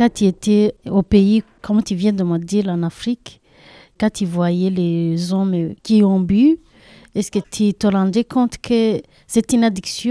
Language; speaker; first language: French; non-native, learner; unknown